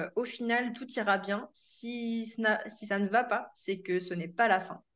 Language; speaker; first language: French; native; French